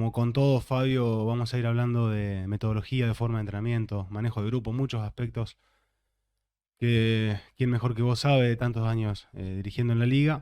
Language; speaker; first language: Spanish; native; Spanish